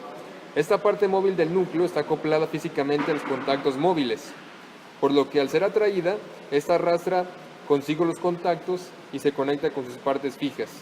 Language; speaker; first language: Spanish; native; Spanish